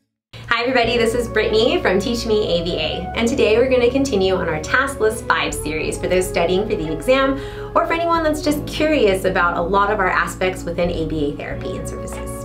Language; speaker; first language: English; native; English